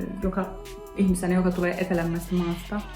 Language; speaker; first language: Finnish; non-native, fluent; Turkish